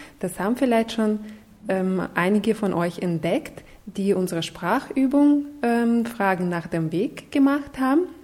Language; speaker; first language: German; non-native, fluent; Russian